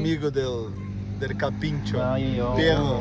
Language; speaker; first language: Spanish; non-native, learner; Portuguese